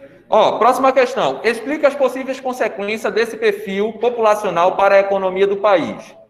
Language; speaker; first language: Portuguese; native; Portuguese